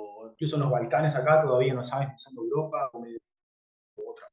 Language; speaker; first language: Spanish; native; Spanish